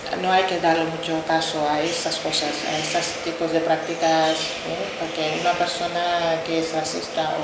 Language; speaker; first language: Spanish; non-native, fluent; Wolof